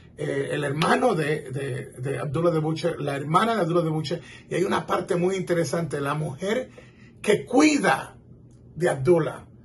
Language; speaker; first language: Spanish; native; Spanish